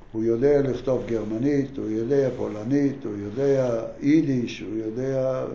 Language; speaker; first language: Hebrew; non-native, fluent; Yiddish